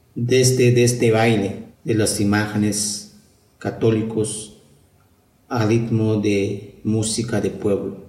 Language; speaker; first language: Spanish; non-native, local second language; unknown